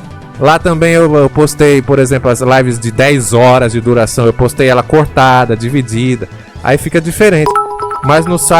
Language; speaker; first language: Portuguese; native; Portuguese